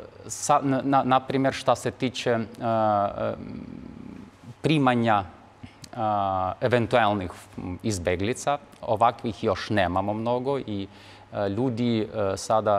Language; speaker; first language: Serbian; non-native, fluent; Ukrainian